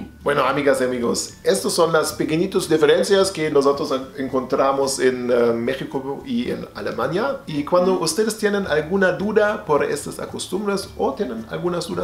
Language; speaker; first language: Spanish; non-native, learner; German